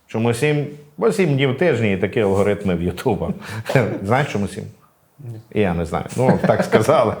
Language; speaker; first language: Ukrainian; native; Ukrainian